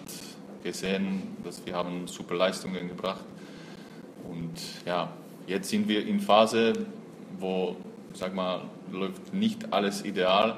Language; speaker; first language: German; non-native, fluent; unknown